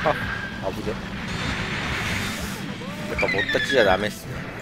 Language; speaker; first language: Japanese; native; Japanese